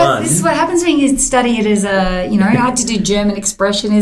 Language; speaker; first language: English; native; English